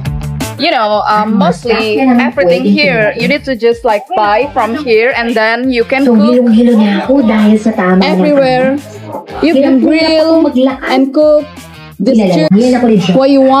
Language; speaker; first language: English; non-native, learner; Indonesian